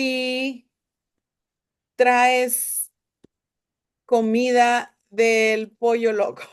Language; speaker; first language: Spanish; non-native, fluent; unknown